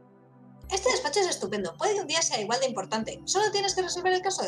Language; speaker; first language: Spanish; native; Spanish